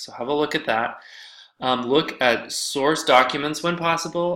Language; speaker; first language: English; native; English